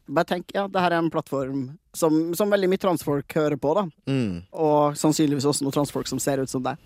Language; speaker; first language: Norwegian; native; Norwegian